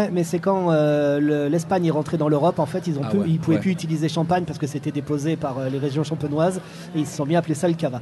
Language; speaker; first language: French; native; French